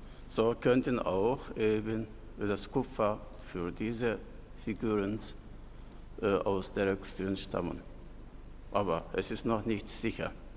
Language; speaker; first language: German; non-native, fluent; Turkish